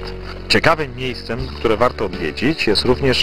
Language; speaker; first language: Polish; native; Polish